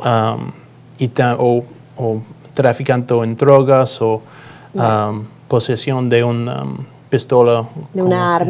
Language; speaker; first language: Spanish; non-native, learner; English